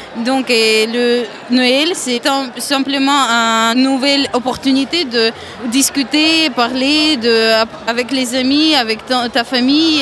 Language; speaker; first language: French; non-native, learner; Russian